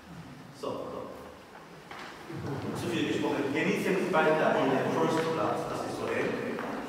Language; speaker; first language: German; non-native, learner; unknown